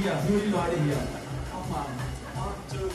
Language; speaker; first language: German; non-native, fluent; Danish